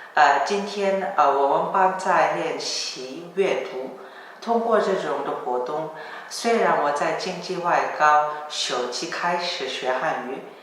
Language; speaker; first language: Chinese; non-native, learner; Korean